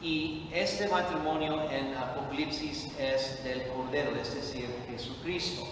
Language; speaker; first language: Spanish; non-native, fluent; English